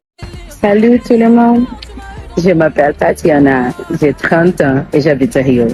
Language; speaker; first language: French; non-native, learner; Portuguese